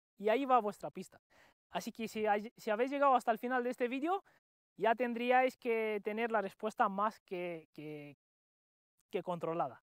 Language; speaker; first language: Spanish; non-native, fluent; Romanian